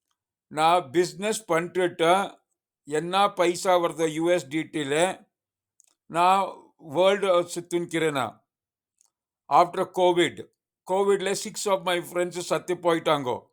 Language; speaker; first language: Tamil; non-native, learner; Kannada